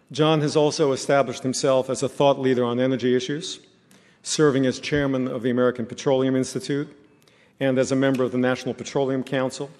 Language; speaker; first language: English; native; English